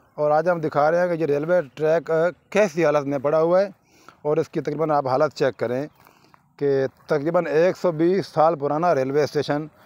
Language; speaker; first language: Urdu; non-native, local second language; Punjabi